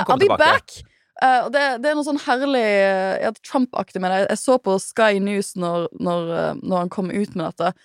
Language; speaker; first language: Norwegian; native; Norwegian